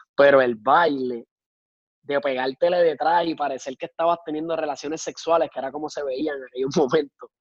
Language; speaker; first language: Spanish; native; Spanish